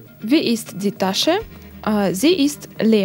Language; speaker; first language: German; non-native, learner; Russian